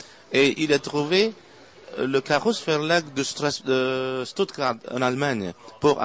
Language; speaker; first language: French; non-native, fluent; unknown